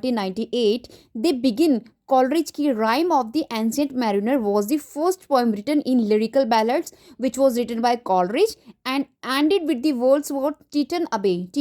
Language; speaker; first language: English; non-native, local second language; Hindi